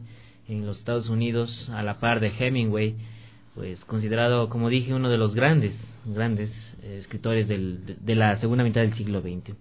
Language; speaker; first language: Spanish; native; Spanish